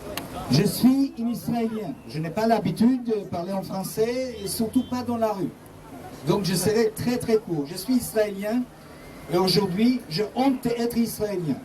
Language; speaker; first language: French; non-native, fluent; Hebrew